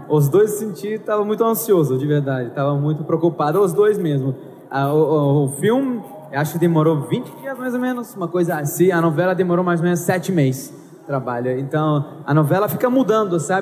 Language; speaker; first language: Portuguese; non-native, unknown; Arabic